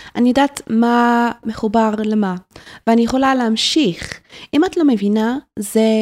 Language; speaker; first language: Hebrew; non-native, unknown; English